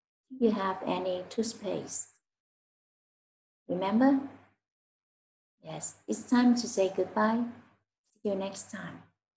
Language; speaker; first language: English; non-native, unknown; Vietnamese